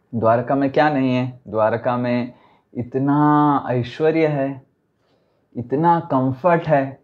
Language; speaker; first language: Hindi; non-native, local second language; Odia